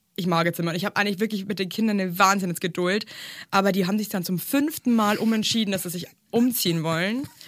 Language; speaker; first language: German; native; German